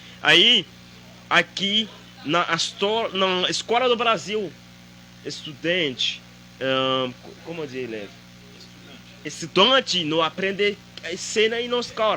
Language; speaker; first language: Portuguese; non-native, learner; Haitian Creole